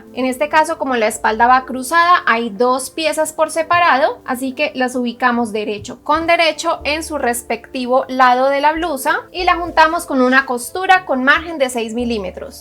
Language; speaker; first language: Spanish; native; Spanish